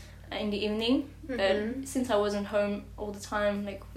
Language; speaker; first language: English; non-native, fluent; French